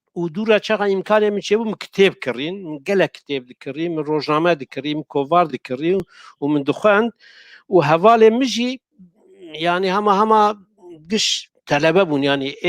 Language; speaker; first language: Kurdish; native; Kurdish